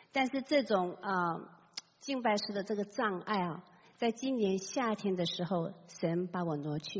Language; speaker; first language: Chinese; native; Chinese